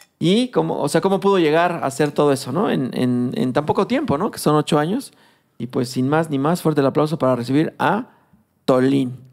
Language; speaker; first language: Spanish; native; Spanish